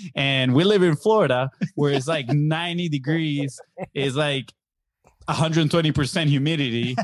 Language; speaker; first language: English; non-native, fluent; Spanish